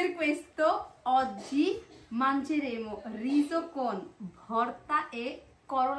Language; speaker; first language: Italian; non-native, learner; Bangla